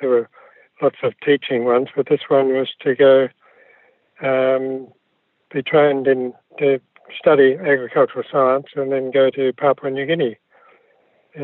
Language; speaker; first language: English; native; English